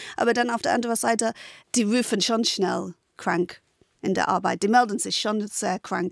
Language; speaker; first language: German; non-native, fluent; English